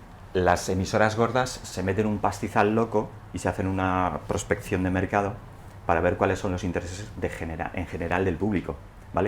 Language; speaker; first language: Spanish; native; Spanish